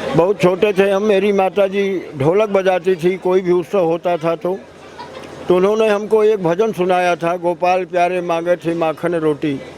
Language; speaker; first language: Hindi; native; Hindi